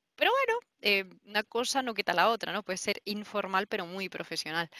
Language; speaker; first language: Spanish; native; Spanish